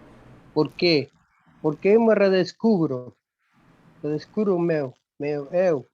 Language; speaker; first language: Portuguese; non-native, fluent; Spanish